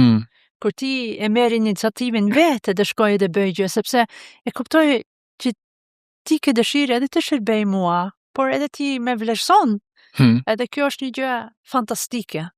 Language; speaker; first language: Albanian; non-native, fluent; Norwegian